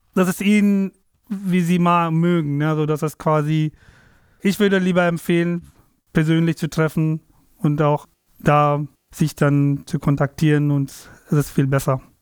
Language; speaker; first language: German; non-native, fluent; Tamil